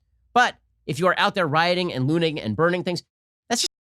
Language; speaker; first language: English; native; English